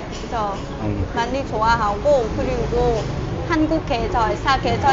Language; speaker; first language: Korean; non-native, learner; Vietnamese